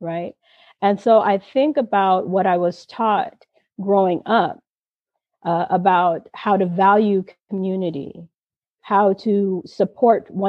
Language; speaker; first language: English; native; English